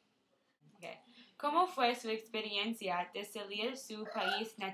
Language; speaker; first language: Spanish; non-native, learner; English